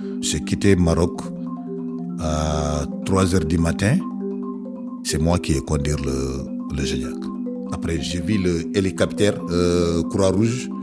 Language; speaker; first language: French; non-native, learner; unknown